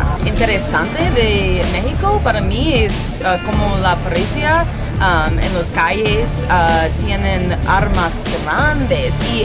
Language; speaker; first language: Spanish; non-native, learner; English